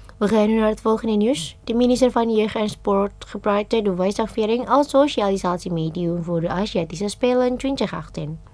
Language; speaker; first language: Dutch; non-native, fluent; Indonesian